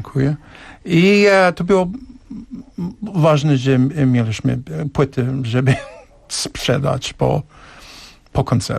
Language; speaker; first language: Polish; non-native, learner; English